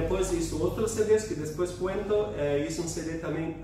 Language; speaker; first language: Spanish; non-native, fluent; Portuguese